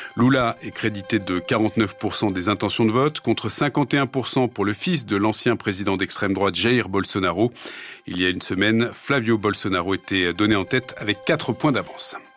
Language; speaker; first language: French; native; French